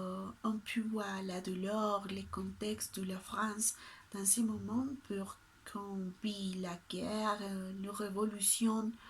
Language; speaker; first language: French; non-native, learner; Spanish